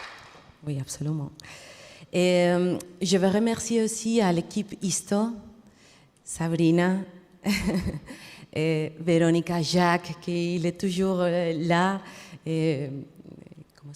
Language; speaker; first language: French; non-native, fluent; Spanish